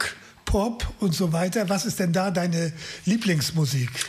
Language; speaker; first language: German; native; German